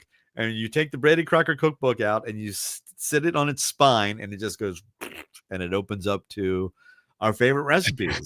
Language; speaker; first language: English; native; English